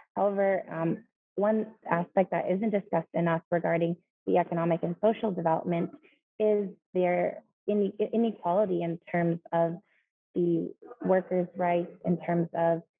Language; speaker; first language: English; native; English